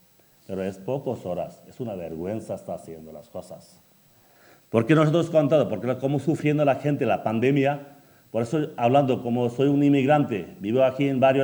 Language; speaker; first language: Spanish; non-native, learner; Bangla